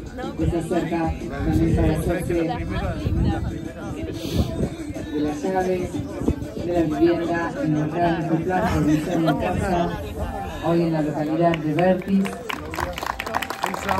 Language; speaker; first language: Spanish; native; Spanish